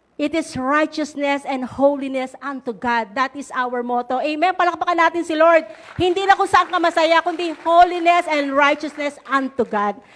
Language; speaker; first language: Filipino; native; Filipino